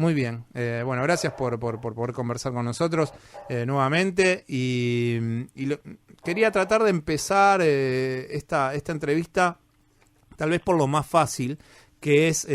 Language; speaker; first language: Spanish; native; Spanish